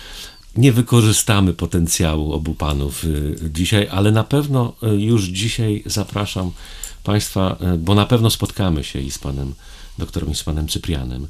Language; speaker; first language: Polish; native; Polish